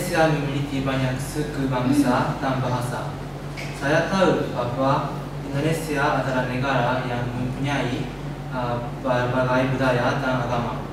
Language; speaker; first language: Indonesian; non-native, learner; Japanese